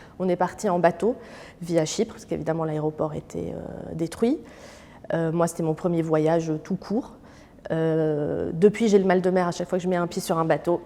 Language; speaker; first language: French; early bilingual, other home language; Arabic